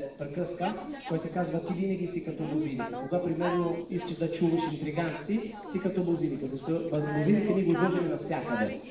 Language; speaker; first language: Bulgarian; non-native, fluent; Italian